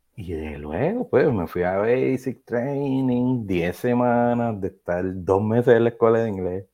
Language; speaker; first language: Spanish; native; Spanish